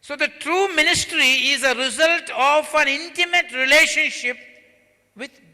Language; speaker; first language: English; non-native, local second language; Malayalam